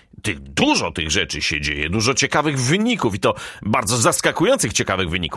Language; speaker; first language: Polish; native; Polish